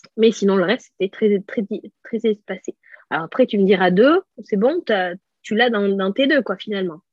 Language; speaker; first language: French; native; French